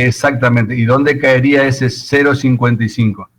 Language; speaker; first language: Spanish; native; Spanish